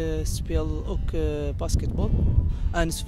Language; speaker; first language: Dutch; non-native, learner; Arabic